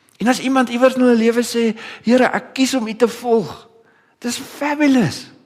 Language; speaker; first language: Afrikaans; early bilingual, other home language; Dutch